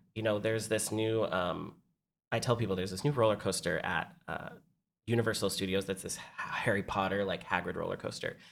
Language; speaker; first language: English; native; English